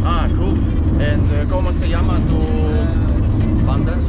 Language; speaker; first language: Spanish; non-native, learner; Russian